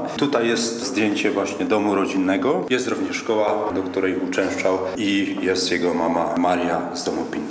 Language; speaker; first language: Polish; native; Polish